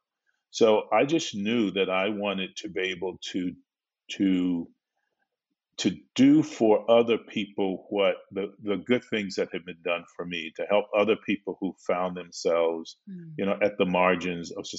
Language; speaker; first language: English; native; English